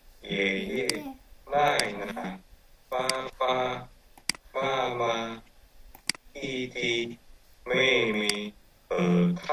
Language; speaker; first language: Chinese; non-native, learner; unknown